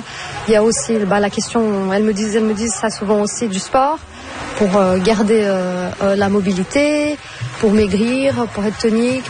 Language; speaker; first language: French; non-native, fluent; Portuguese